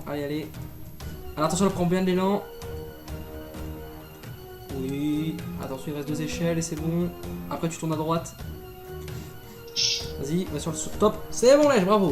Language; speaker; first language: French; native; French